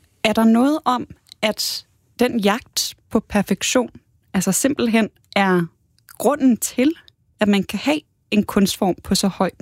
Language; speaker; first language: Danish; native; Danish